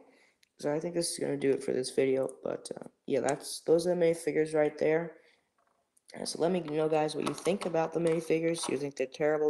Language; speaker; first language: English; native; English